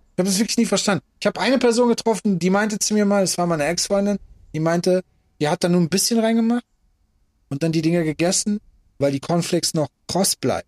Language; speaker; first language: German; early bilingual, other home language; Persian